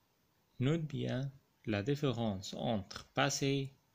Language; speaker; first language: French; non-native, fluent; Arabic